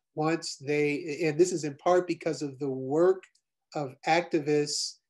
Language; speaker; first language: English; native; English